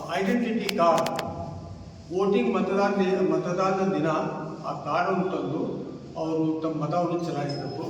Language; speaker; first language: Kannada; non-native, local second language; Urdu